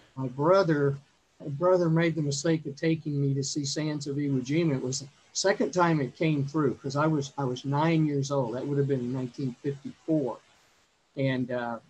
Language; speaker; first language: English; native; English